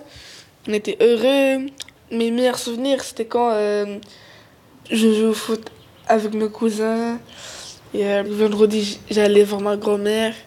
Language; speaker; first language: French; early bilingual, other home language; Arabic